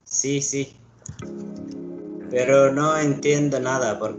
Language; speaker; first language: Spanish; non-native, learner; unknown